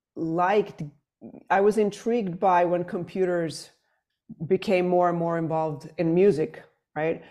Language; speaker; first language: English; non-native, fluent; Swedish